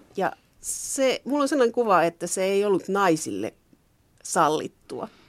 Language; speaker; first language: Finnish; native; Finnish